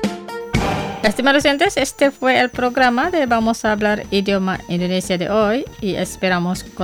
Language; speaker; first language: Spanish; non-native, fluent; Indonesian